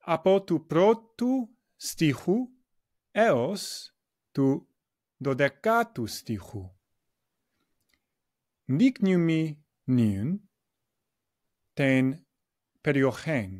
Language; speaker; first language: Greek; non-native, fluent; English